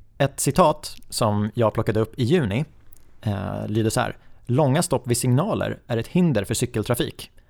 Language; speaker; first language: Swedish; early bilingual, other home language; Persian